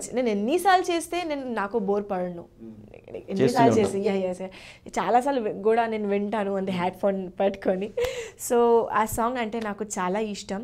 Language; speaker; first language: Telugu; non-native, learner; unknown